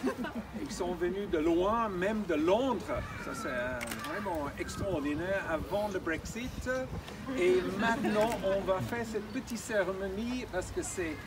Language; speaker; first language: French; non-native, fluent; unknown